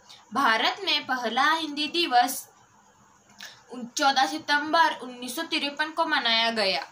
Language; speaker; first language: Hindi; non-native, local second language; Marathi